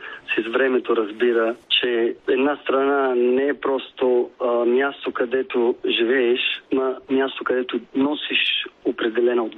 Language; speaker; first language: Bulgarian; non-native, fluent; Italian